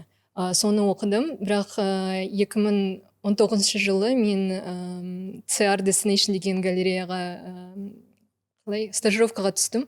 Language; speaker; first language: Kazakh; non-native, local second language; Russian